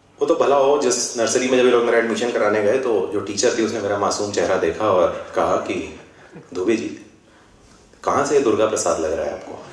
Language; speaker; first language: Hindi; native; Hindi